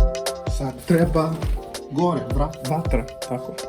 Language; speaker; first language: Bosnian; non-native, learner; English